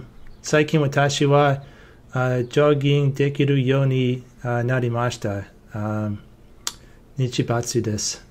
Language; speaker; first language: Japanese; non-native, learner; English